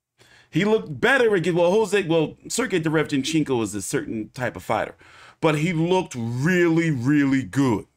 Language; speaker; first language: English; native; English